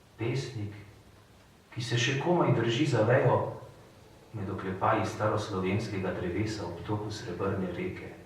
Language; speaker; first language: Slovenian; early bilingual, heritage; Slovenian